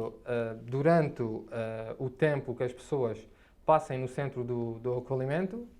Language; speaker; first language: Portuguese; non-native, fluent; Arabic